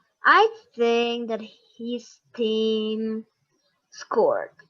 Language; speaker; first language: English; non-native, learner; Spanish